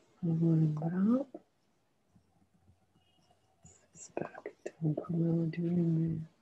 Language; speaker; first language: Portuguese; non-native, fluent; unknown